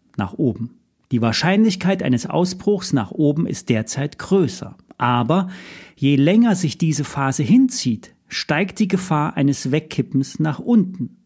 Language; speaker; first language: German; native; German